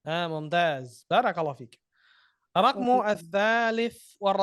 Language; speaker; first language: Arabic; non-native, fluent; Indonesian